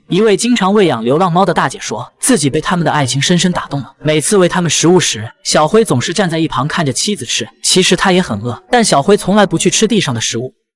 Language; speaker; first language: Chinese; native; Chinese